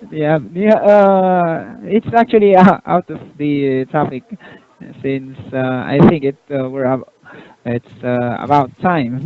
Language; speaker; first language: English; non-native, local second language; Filipino